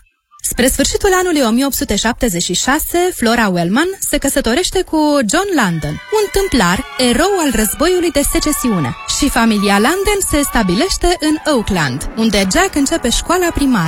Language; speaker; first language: Romanian; native; Romanian